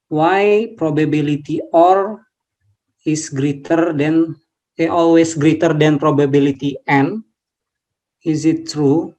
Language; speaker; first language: English; non-native, learner; Indonesian